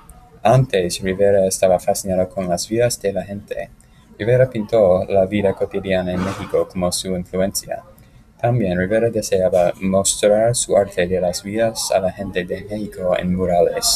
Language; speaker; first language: Spanish; non-native, learner; English